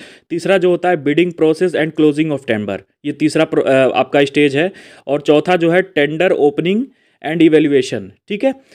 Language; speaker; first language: Hindi; native; Hindi